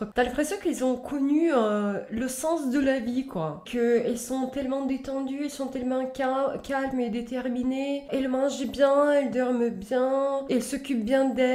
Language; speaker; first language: French; native; French